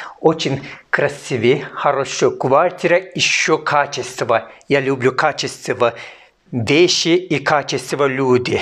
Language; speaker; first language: Russian; non-native, learner; Turkish